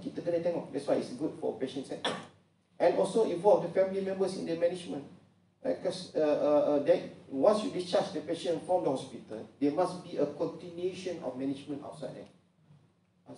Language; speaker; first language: English; non-native, local second language; Malay